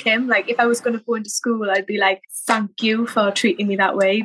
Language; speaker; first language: English; native; English